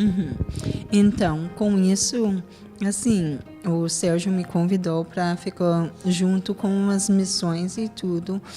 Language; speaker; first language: Portuguese; non-native, fluent; English